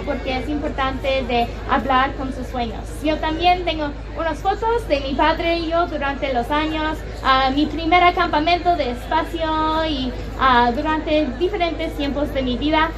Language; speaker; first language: Spanish; non-native, learner; English